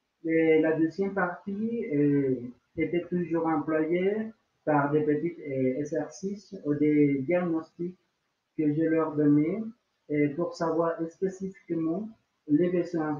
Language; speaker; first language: French; non-native, learner; Spanish